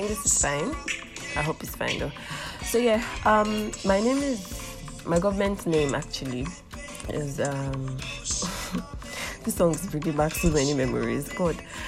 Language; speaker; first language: English; non-native, local second language; Yoruba